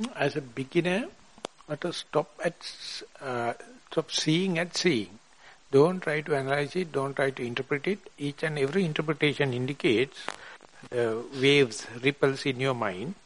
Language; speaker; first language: English; non-native, local second language; Sinhala